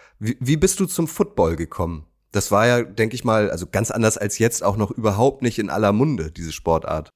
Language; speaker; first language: German; native; German